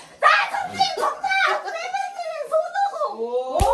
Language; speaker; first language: Korean; native; Korean